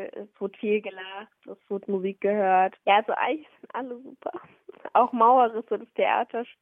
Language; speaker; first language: German; early bilingual, other home language; Somali